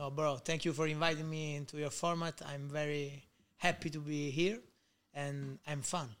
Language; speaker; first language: English; non-native, learner; Italian